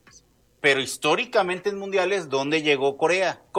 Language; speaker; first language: Spanish; native; Spanish